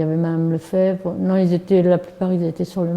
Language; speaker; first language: French; native; French